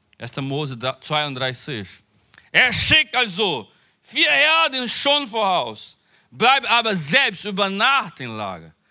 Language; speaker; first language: German; non-native, learner; Portuguese